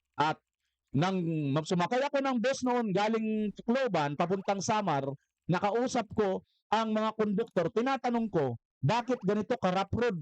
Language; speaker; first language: Filipino; non-native, local second language; Waray